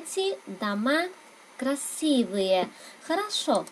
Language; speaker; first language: Russian; non-native, fluent; Vietnamese